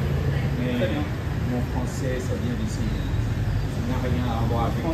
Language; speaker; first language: French; non-native, fluent; Vietnamese